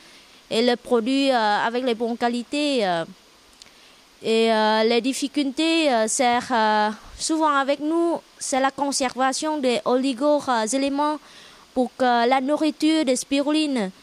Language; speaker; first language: French; non-native, learner; Vietnamese